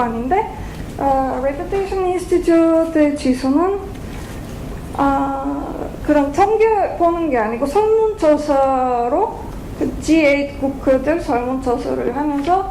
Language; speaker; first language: Korean; non-native, fluent; Bulgarian